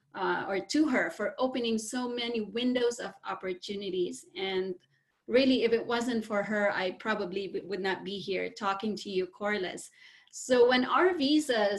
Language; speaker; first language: English; non-native, local second language; Filipino